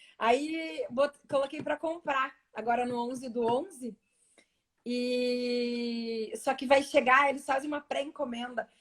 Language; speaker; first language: Portuguese; native; Portuguese